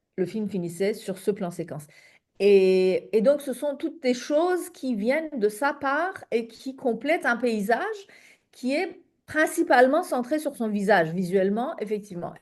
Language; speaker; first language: French; non-native, fluent; Persian